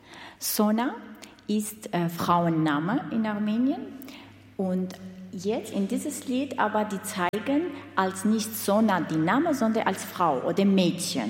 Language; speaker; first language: German; non-native, learner; Armenian